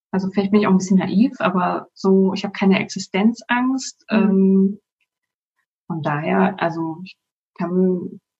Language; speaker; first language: German; native; German